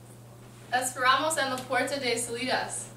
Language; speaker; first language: Spanish; non-native, learner; English